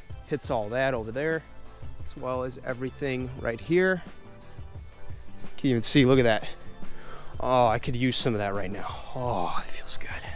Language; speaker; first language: English; native; English